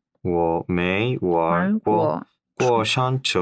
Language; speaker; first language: Chinese; non-native, learner; Korean